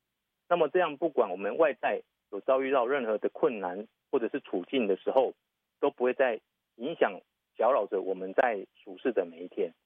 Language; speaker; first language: Chinese; native; Chinese